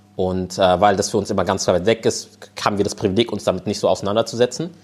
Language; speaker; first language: German; native; German